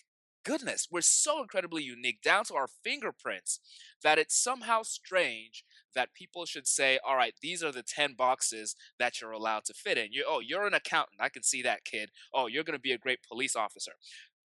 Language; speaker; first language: English; non-native, local second language; Yoruba